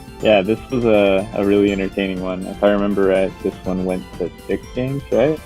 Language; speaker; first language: English; native; English